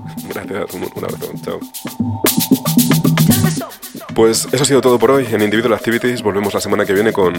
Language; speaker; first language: Spanish; native; Spanish